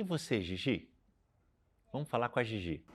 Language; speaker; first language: Portuguese; native; Portuguese